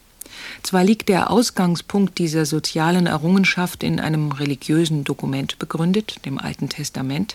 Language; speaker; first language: German; native; German